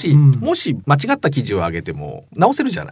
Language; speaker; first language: Japanese; native; Japanese